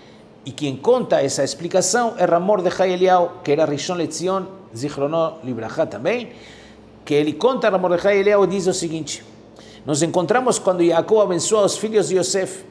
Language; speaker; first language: Portuguese; non-native, fluent; Spanish